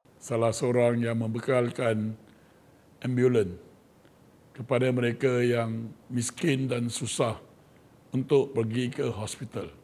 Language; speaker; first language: Malay; non-native, local second language; Chinese